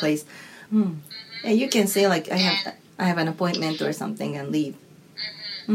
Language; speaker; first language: English; non-native, fluent; Japanese